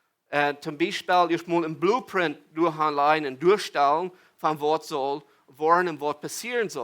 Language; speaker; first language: German; non-native, learner; Plautdietsch